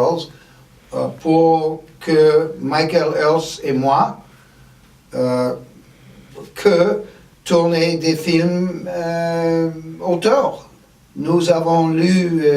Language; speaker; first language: French; non-native, fluent; English